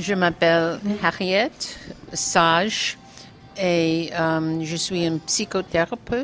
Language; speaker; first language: French; non-native, learner; English